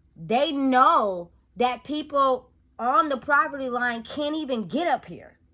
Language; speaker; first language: English; native; English